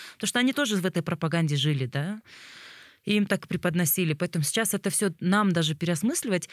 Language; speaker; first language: Russian; native; Russian